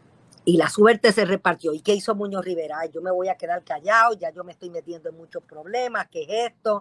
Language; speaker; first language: Spanish; native; Spanish